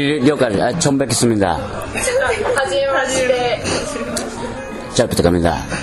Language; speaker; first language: Korean; non-native, learner; Japanese